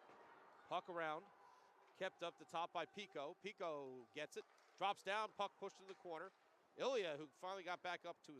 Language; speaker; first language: English; native; English